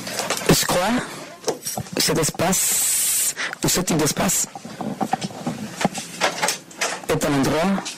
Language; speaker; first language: French; non-native, fluent; Spanish